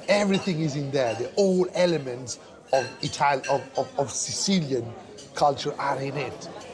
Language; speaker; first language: English; non-native, fluent; Italian